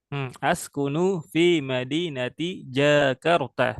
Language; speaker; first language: Arabic; non-native, fluent; Indonesian